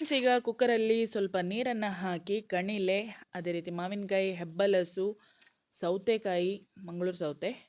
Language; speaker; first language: Kannada; non-native, local second language; Konkani